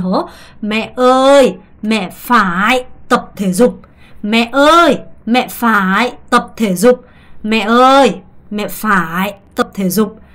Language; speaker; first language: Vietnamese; non-native, fluent; Korean